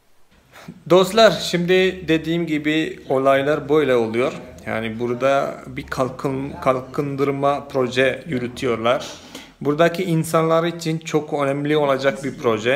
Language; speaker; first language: Turkish; non-native, fluent; Malayalam